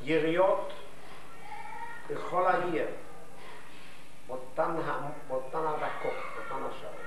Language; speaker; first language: Hebrew; non-native, fluent; Yiddish